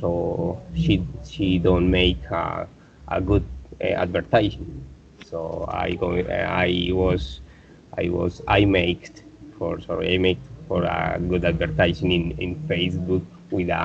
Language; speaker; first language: English; non-native, learner; Spanish